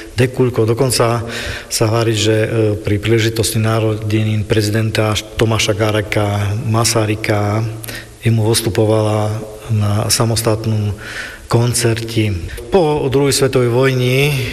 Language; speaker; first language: Slovak; non-native, local second language; Rusyn